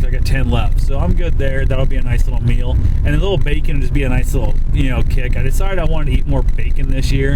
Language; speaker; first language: English; native; English